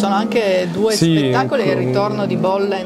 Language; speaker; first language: Italian; native; Italian